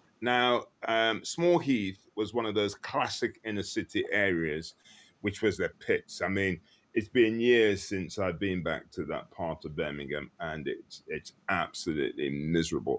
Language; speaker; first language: English; native; English